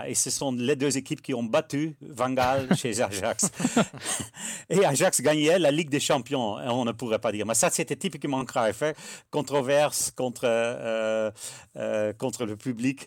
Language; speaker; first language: French; non-native, fluent; Dutch